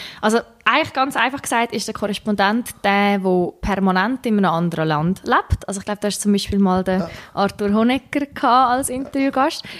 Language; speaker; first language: German; native; German